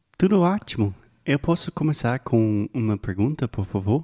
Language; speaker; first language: Portuguese; non-native, fluent; English